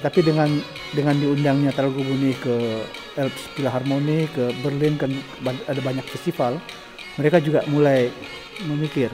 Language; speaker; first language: Indonesian; non-native, local second language; Minangkabau